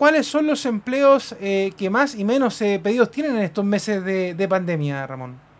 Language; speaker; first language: Spanish; native; Spanish